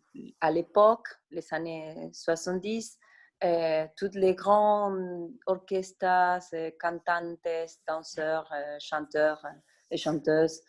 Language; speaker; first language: French; non-native, fluent; Spanish